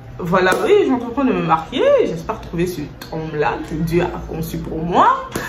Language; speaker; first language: French; native; French